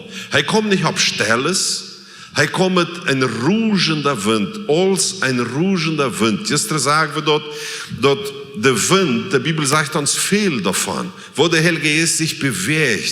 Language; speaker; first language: German; non-native, learner; Plautdietsch